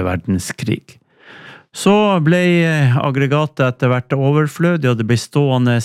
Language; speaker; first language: Norwegian; native; Norwegian